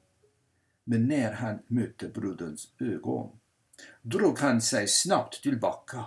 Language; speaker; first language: Swedish; non-native, fluent; English